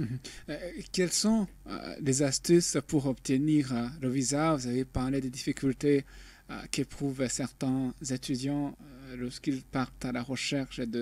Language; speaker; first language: French; non-native, local second language; Rundi